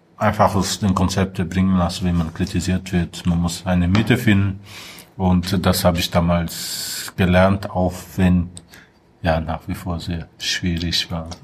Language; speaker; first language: German; non-native, fluent; Portuguese